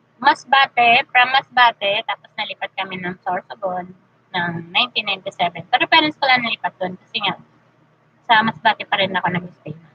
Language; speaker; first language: Filipino; non-native, local second language; Masbatenyo